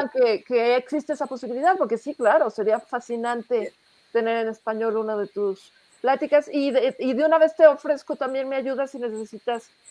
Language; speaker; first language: Spanish; native; Spanish